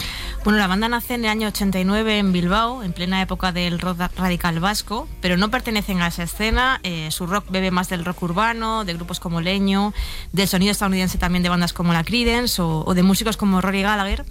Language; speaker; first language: Spanish; native; Spanish